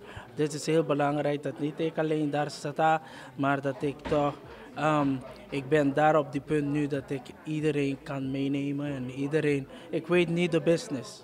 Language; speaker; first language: Dutch; non-native, local second language; Papiamento